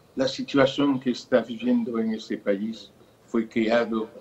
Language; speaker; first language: Spanish; non-native, fluent; Haitian Creole